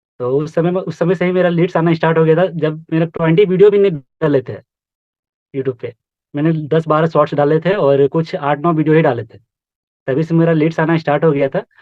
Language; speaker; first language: Hindi; native; Hindi